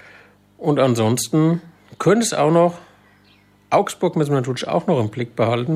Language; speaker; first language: German; native; German